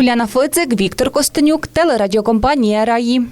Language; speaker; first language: Ukrainian; native; Ukrainian